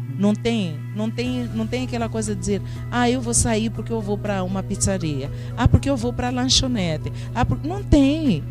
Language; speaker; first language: Portuguese; non-native, local second language; Tsonga